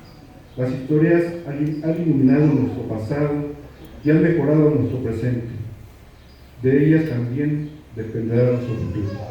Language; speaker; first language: Spanish; native; Spanish